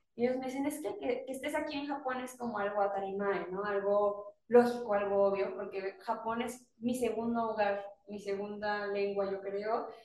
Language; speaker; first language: Spanish; native; Spanish